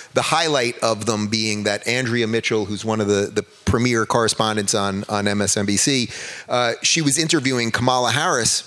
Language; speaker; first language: English; native; English